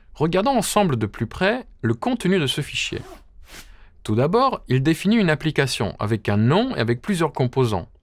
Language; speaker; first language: French; native; French